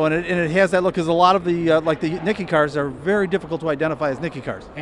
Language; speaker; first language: English; native; English